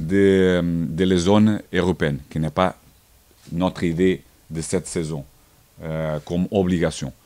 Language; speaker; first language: French; non-native, learner; Portuguese